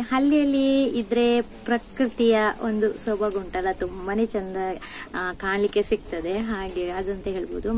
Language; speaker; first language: Kannada; non-native, local second language; Tulu